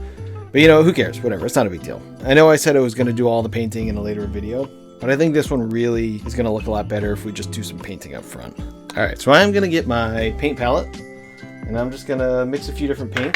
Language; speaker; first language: English; native; English